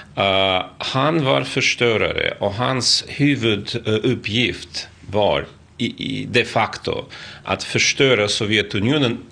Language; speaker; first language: Swedish; non-native, fluent; Russian